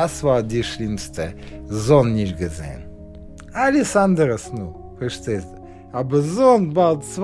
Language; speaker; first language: German; non-native, learner; Russian